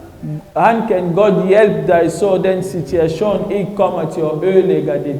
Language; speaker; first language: Danish; non-native, learner; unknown